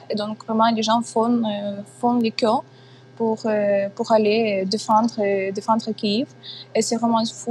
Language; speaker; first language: French; non-native, fluent; Ukrainian